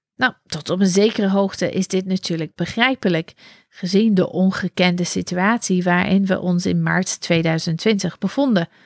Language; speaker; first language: Dutch; non-native, fluent; English